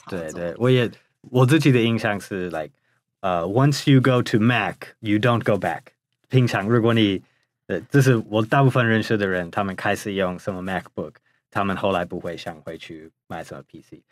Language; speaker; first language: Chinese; non-native, fluent; English